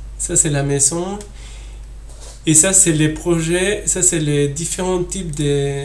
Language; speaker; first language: French; non-native, fluent; Spanish